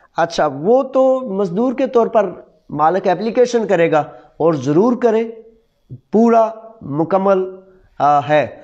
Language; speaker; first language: Urdu; non-native, local second language; Punjabi